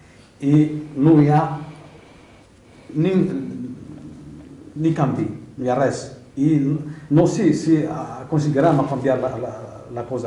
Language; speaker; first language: Catalan; non-native, learner; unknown